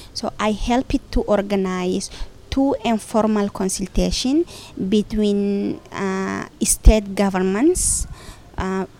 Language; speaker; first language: English; non-native, fluent; Fula